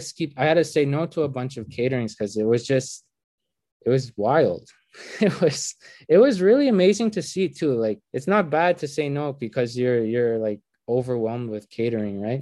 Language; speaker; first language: English; native; English